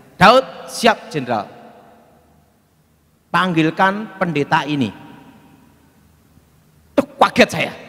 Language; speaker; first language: Indonesian; native; Indonesian